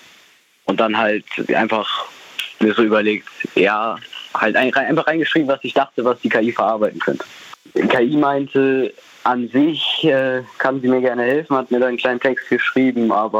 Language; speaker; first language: German; native; German